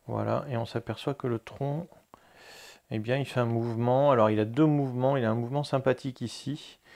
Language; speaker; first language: French; native; French